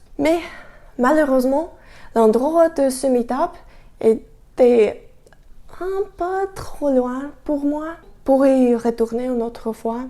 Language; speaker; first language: French; non-native, learner; Russian